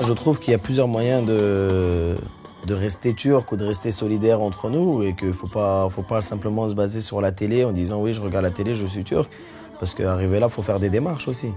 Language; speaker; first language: French; early bilingual, other home language; Turkish